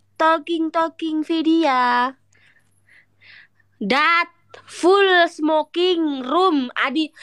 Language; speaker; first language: English; non-native, learner; Indonesian